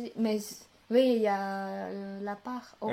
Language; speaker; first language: French; non-native, learner; Khmer